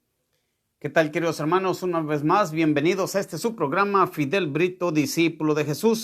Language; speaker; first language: Spanish; native; Spanish